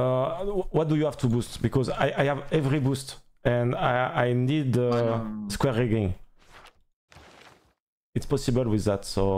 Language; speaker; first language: English; non-native, learner; French